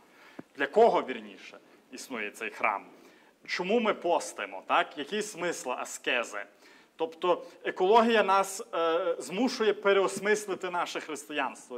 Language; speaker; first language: Ukrainian; native; Ukrainian